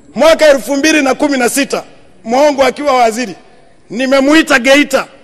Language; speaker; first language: Swahili; non-native, local second language; Sukuma